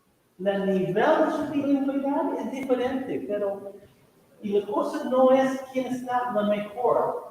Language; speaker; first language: Spanish; non-native, fluent; English